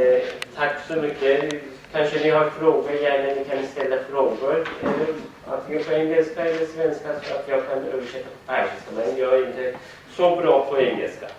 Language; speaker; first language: Swedish; non-native, fluent; Persian